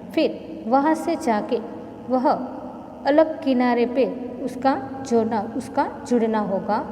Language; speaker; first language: Hindi; non-native, local second language; Gujarati